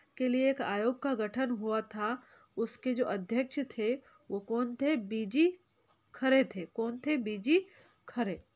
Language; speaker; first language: Hindi; native; Hindi